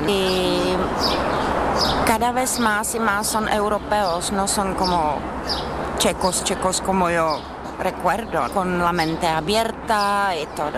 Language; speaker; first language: Spanish; non-native, learner; Czech